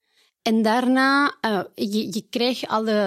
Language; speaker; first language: Dutch; non-native, fluent; Spanish